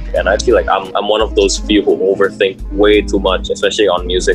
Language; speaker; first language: English; early bilingual, heritage; English